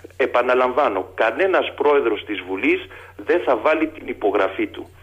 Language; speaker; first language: Greek; native; Greek